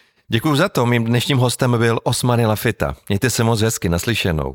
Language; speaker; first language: Czech; native; Czech